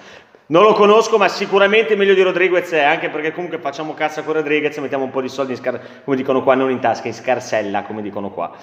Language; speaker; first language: Italian; native; Italian